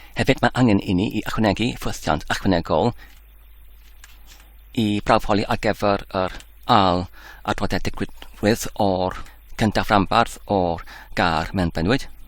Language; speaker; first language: Welsh; non-native, learner; Dutch